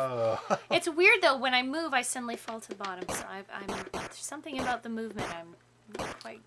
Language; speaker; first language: English; native; English